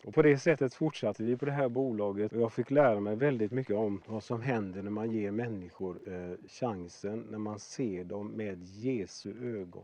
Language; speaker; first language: Swedish; native; Swedish